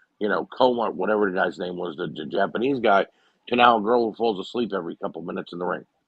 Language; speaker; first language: English; native; English